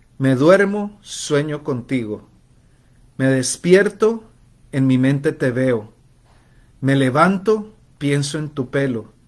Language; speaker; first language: Spanish; native; Spanish